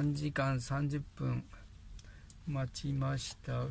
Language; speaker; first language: Japanese; native; Japanese